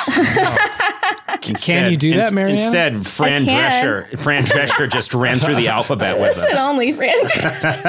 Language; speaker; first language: English; native; English